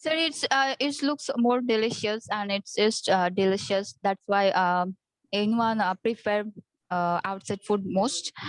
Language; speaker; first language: English; non-native, learner; Bangla